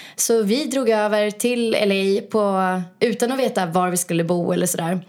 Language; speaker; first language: Swedish; native; Swedish